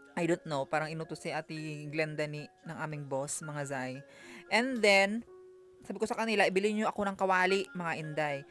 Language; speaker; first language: Filipino; non-native, local second language; Cebuano